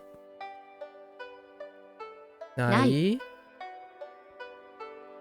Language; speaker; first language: Japanese; non-native, learner; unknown